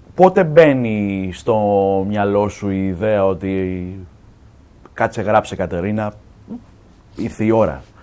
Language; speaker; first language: Greek; native; Greek